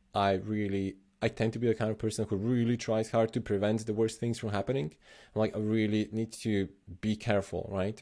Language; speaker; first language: English; non-native, fluent; Slovenian